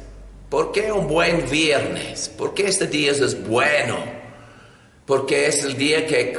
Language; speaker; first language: Spanish; non-native, learner; English